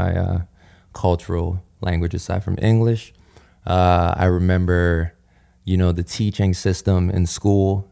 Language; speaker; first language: English; early bilingual, other home language; Yoruba